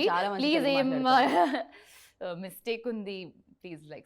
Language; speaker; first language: Telugu; non-native, learner; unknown